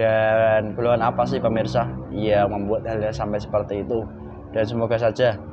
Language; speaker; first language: Indonesian; native; Indonesian